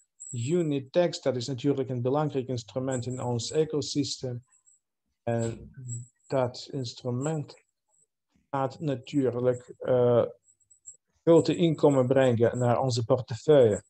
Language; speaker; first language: Dutch; non-native, fluent; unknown